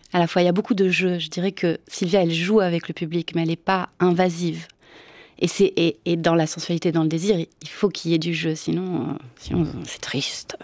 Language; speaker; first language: French; non-native, fluent; Italian